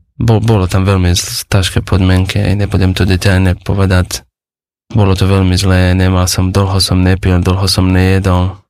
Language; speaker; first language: Slovak; non-native, fluent; Persian